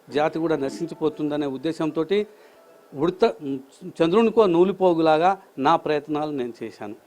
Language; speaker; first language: Telugu; non-native, local second language; Lambadi